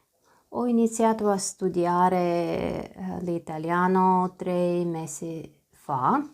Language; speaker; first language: Italian; non-native, learner; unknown